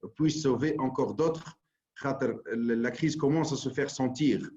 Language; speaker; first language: French; non-native, local second language; Arabic